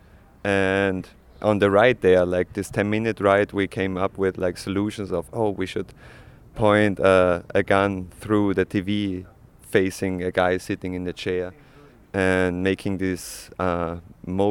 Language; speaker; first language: English; non-native, fluent; Spanish